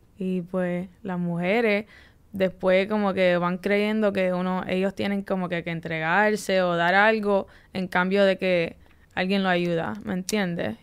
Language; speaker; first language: Spanish; early bilingual, heritage; Spanish